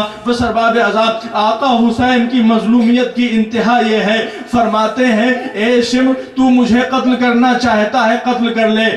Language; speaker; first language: Urdu; native; Urdu